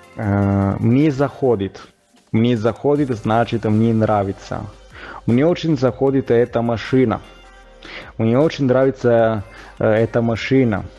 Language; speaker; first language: Russian; non-native, fluent; Italian